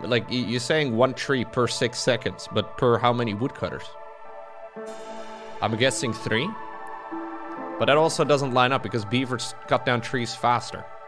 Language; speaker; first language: English; non-native, fluent; Dutch